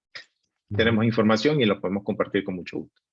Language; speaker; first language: Spanish; native; Spanish